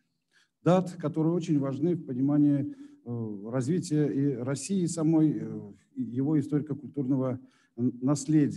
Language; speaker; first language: Russian; native; Russian